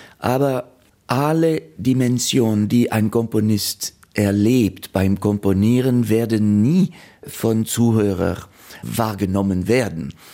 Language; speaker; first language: German; non-native, fluent; French